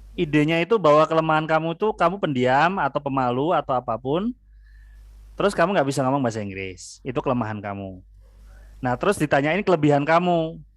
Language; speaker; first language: Indonesian; native; Indonesian